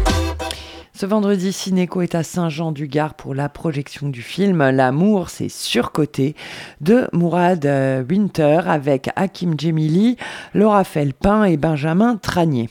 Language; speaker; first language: French; native; French